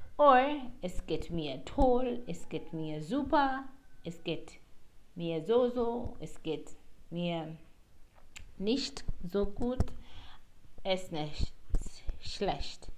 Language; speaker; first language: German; non-native, learner; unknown